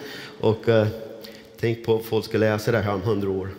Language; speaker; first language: Swedish; non-native, fluent; English